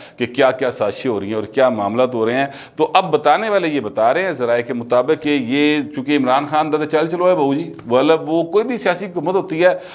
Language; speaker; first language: Urdu; non-native, local second language; Punjabi